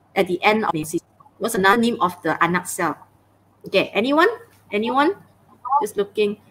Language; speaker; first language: English; non-native, local second language; Malay